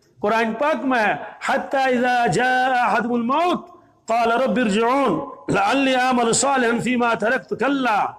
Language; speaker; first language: Urdu; native; Urdu